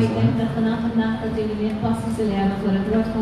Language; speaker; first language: Dutch; non-native, fluent; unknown